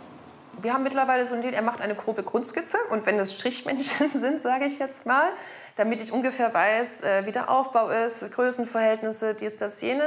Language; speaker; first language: German; native; German